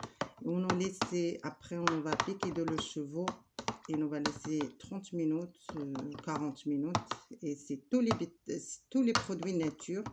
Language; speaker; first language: French; non-native, learner; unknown